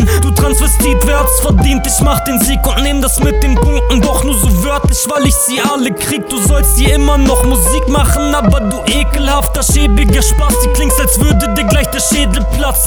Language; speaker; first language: German; native; German